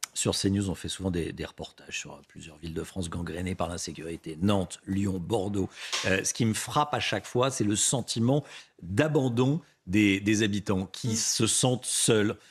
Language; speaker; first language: French; native; French